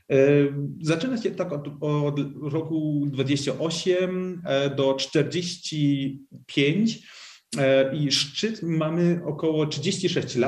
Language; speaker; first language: Polish; early bilingual, heritage; Polish